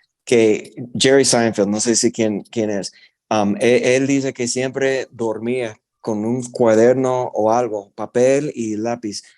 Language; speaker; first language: Spanish; non-native, fluent; English